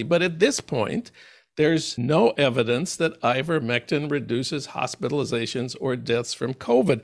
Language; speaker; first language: English; native; English